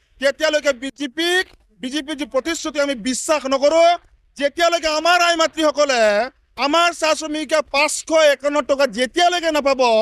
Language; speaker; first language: Assamese; non-native, local second language; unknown